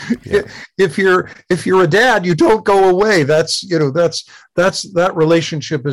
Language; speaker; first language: English; native; English